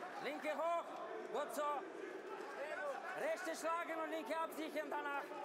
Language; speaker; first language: German; native; German